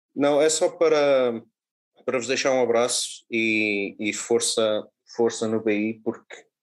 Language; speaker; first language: Portuguese; native; Portuguese